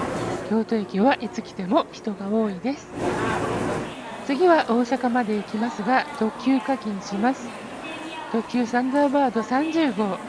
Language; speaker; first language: Japanese; native; Japanese